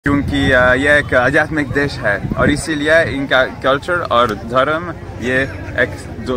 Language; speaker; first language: Hindi; non-native, fluent; French